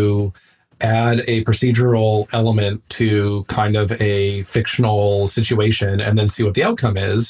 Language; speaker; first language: English; native; English